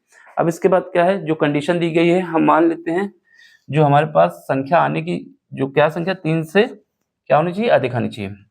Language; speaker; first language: Hindi; native; Hindi